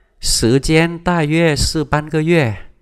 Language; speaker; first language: Chinese; non-native, fluent; Vietnamese